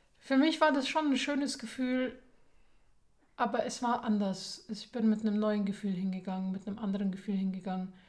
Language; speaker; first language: German; early bilingual, other home language; Persian